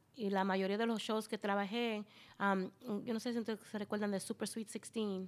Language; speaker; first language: Spanish; early bilingual, heritage; Spanish